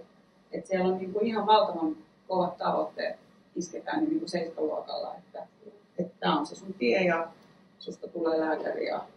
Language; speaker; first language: Finnish; native; Finnish